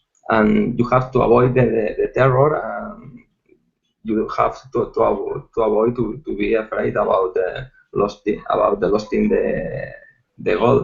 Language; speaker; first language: English; non-native, learner; Spanish